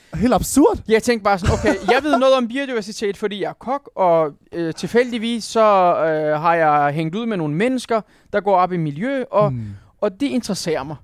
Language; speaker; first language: Danish; non-native, fluent; Turkish